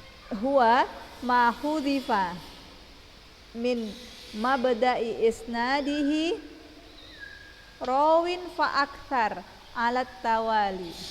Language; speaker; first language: Arabic; non-native, fluent; Indonesian